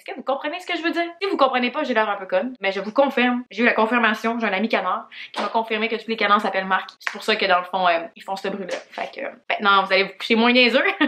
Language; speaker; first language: French; native; French